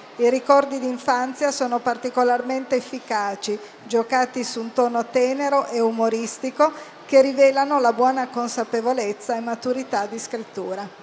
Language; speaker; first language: Italian; native; Italian